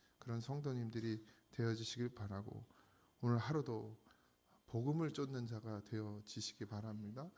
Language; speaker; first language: Korean; native; Korean